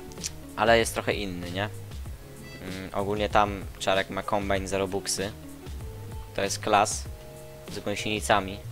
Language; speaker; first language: Polish; native; Polish